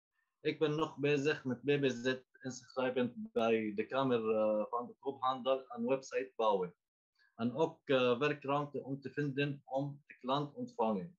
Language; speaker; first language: Dutch; non-native, learner; Arabic